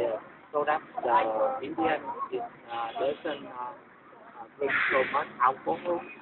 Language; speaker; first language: English; non-native, learner; Vietnamese